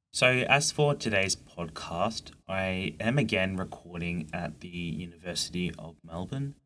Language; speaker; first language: English; native; English